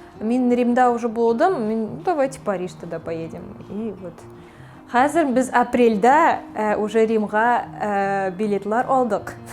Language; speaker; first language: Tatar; non-native, local second language; Russian